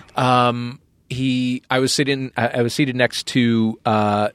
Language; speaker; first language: English; native; English